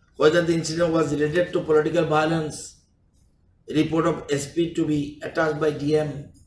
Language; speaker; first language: English; non-native, local second language; Bangla